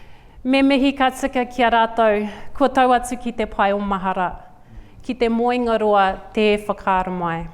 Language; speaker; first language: Māori; non-native, local second language; English